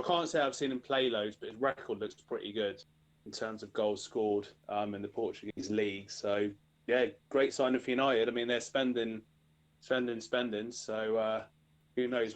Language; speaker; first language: English; native; English